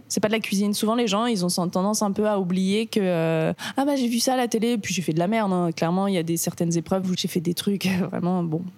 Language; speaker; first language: French; native; French